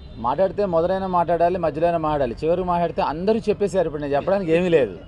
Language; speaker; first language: Telugu; native; Telugu